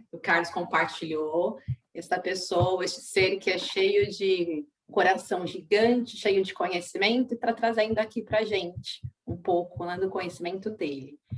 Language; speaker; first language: Portuguese; native; Portuguese